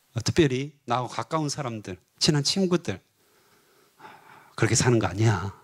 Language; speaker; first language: Korean; native; Korean